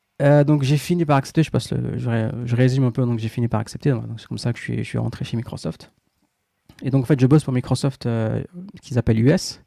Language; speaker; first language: French; non-native, local second language; Arabic